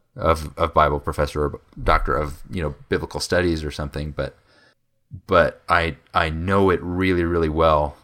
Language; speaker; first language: English; native; English